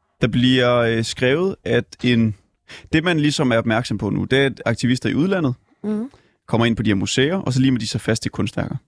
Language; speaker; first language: Danish; native; Danish